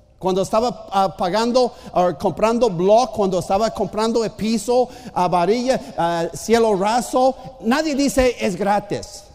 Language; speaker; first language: Spanish; non-native, fluent; English